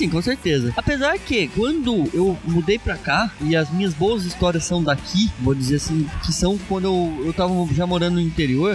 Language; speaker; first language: Portuguese; native; Portuguese